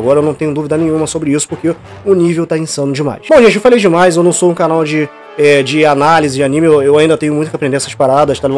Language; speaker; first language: Portuguese; native; Portuguese